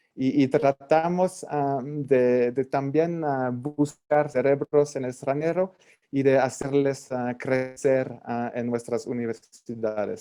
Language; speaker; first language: Spanish; non-native, fluent; French